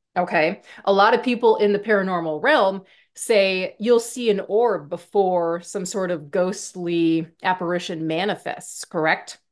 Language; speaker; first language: English; native; English